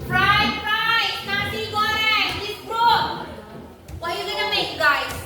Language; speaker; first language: English; non-native, learner; Indonesian